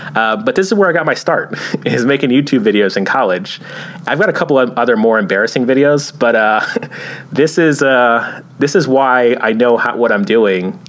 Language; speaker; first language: English; native; English